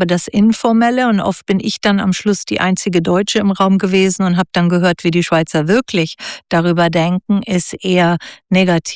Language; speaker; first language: German; native; German